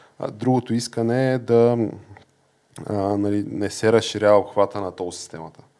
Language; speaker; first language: Bulgarian; native; Bulgarian